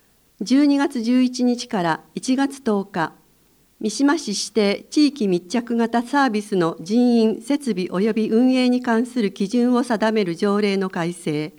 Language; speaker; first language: Japanese; native; Japanese